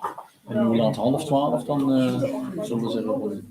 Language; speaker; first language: Dutch; native; Dutch